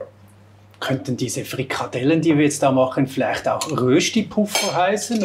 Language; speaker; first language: German; native; German